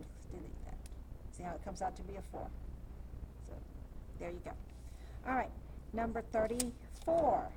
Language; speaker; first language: English; native; English